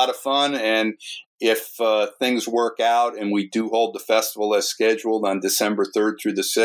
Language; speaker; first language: English; native; English